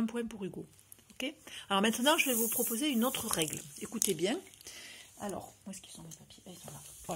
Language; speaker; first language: French; native; French